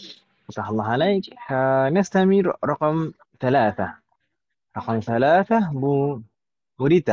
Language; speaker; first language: Arabic; non-native, fluent; Indonesian